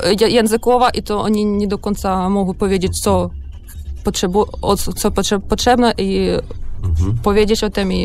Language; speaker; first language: Polish; non-native, learner; Ukrainian